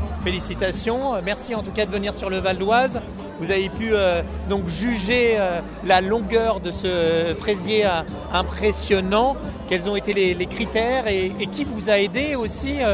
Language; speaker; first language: French; native; French